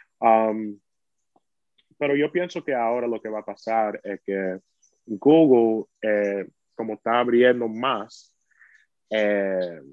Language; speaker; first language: Spanish; early bilingual, heritage; Spanish